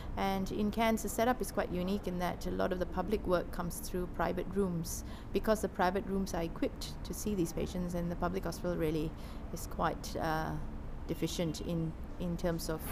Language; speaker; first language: English; non-native, local second language; Tamil